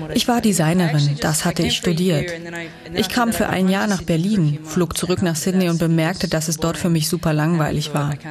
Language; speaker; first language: German; non-native, fluent; English